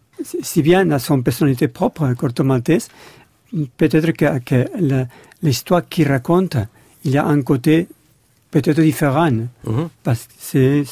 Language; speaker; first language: French; non-native, learner; Spanish